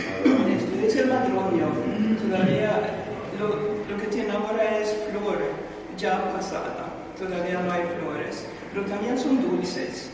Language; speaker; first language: Spanish; non-native, fluent; Swedish